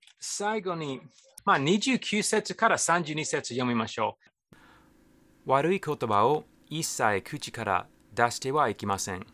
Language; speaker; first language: Japanese; non-native, fluent; English